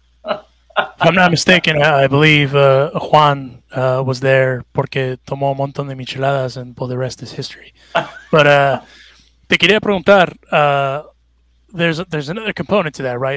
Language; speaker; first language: English; early bilingual, other home language; Spanish